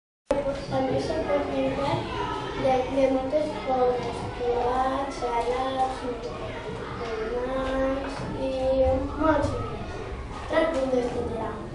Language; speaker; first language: Catalan; non-native, local second language; Spanish